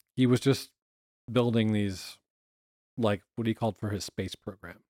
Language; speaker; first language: English; native; English